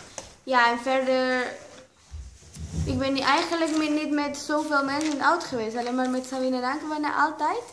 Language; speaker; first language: Dutch; non-native, learner; Spanish